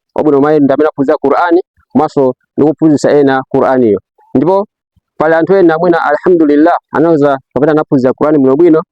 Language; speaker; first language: Nyanja; non-native, local second language; Yao